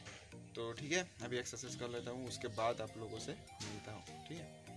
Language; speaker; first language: Hindi; non-native, local second language; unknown